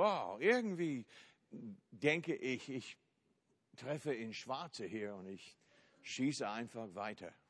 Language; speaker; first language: German; non-native, fluent; English